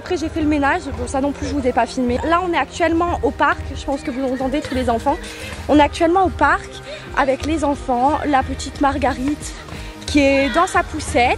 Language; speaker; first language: French; native; French